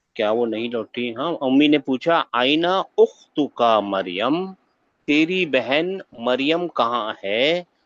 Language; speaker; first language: Hindi; native; Hindi